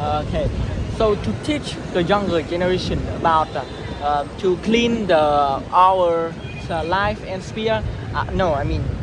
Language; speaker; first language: English; non-native, learner; Vietnamese